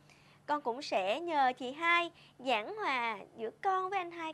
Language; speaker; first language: Vietnamese; native; Vietnamese